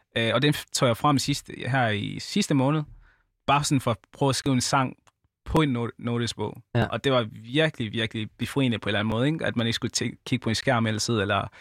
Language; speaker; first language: Danish; early bilingual, other home language; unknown